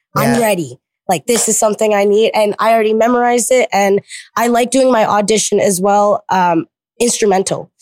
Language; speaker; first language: English; early bilingual, other home language; Filipino